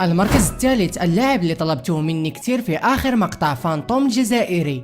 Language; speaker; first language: Arabic; native; Arabic